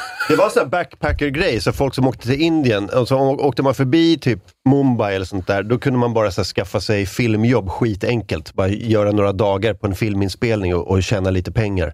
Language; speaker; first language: Swedish; native; Swedish